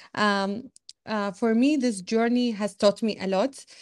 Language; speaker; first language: English; non-native, fluent; Arabic